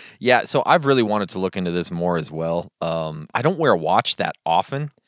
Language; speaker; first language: English; native; English